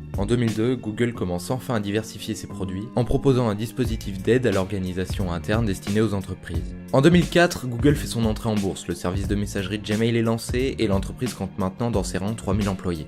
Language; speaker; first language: French; native; French